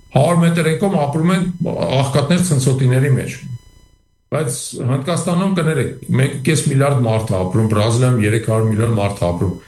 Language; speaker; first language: Armenian; native; Armenian